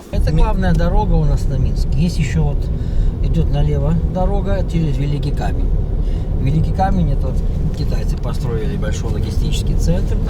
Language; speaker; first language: Russian; native; Russian